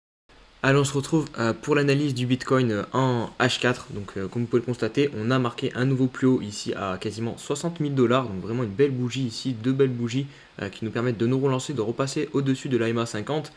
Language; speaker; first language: French; native; French